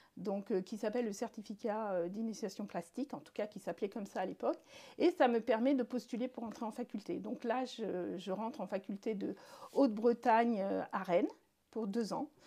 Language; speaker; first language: French; native; French